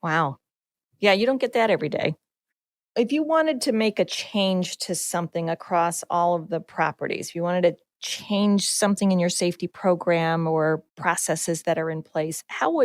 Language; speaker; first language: English; native; English